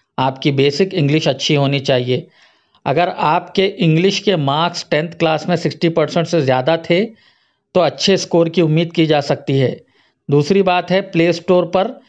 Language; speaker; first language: Hindi; native; Hindi